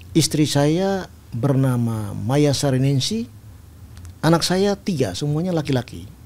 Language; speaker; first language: Indonesian; non-native, local second language; Tetum